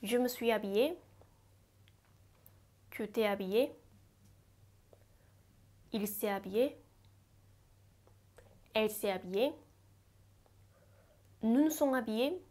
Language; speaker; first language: French; non-native, fluent; Japanese